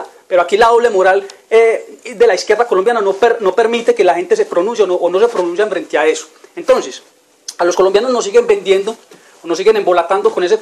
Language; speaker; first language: Spanish; native; Spanish